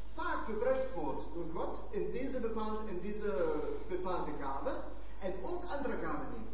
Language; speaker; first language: Dutch; non-native, fluent; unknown